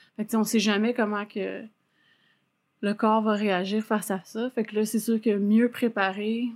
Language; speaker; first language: French; native; French